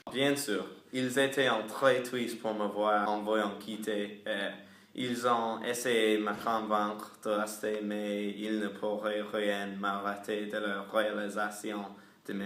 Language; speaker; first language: French; non-native, learner; English